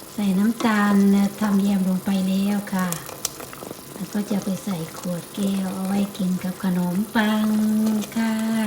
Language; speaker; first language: Thai; non-native, local second language; Northeastern Thai